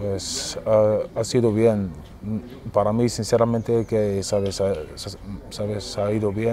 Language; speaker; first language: Spanish; non-native, fluent; Arabic